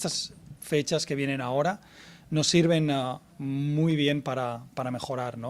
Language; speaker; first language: Spanish; native; Spanish